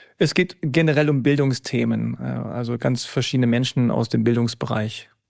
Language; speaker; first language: German; native; German